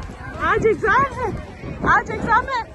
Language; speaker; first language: Hindi; non-native, local second language; Kannada